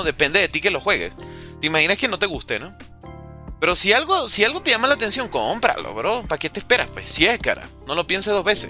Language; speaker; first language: Spanish; native; Spanish